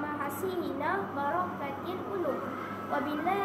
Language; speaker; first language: Arabic; non-native, learner; Malay